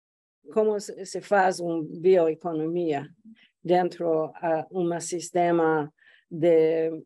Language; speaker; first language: Portuguese; non-native, fluent; English